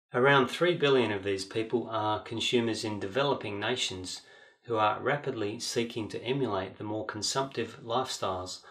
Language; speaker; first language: English; native; English